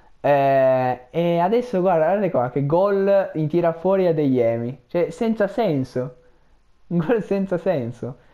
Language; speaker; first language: Italian; native; Italian